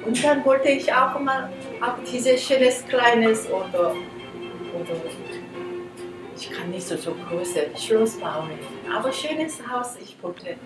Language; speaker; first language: German; non-native, learner; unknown